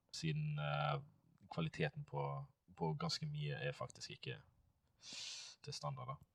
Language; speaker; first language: Norwegian; non-native, fluent; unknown